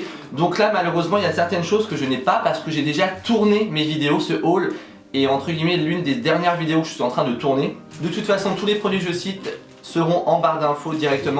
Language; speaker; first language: French; native; French